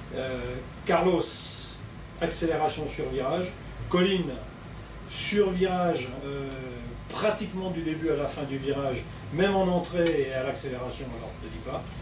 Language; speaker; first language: French; native; French